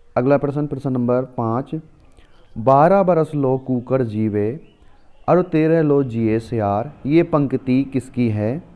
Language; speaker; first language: Hindi; native; Hindi